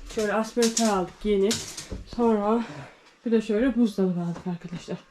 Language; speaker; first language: Turkish; native; Turkish